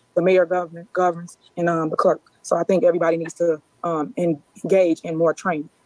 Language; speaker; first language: English; native; English